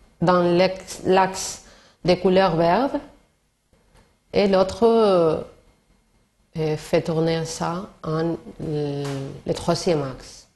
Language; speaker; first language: French; non-native, learner; Spanish